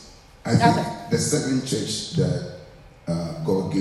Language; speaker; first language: English; non-native, local second language; Akan